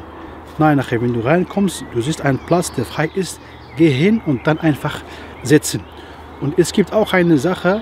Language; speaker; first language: German; non-native, fluent; Arabic